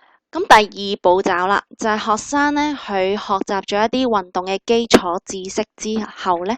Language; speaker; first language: Cantonese; native; Cantonese